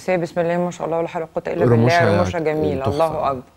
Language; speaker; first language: Arabic; native; Arabic